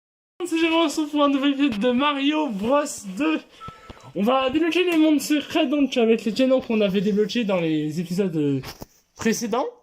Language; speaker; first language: French; native; French